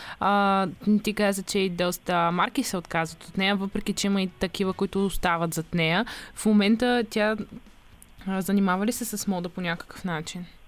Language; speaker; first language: Bulgarian; native; Bulgarian